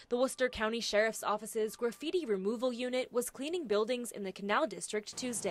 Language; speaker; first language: English; native; English